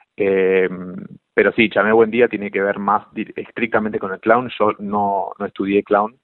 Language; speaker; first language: Spanish; native; Spanish